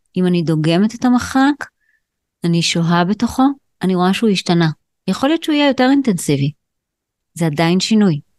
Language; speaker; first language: Hebrew; native; Hebrew